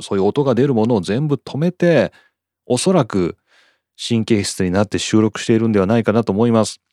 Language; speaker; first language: Japanese; native; Japanese